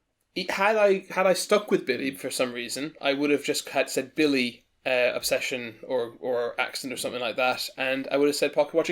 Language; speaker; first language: English; native; English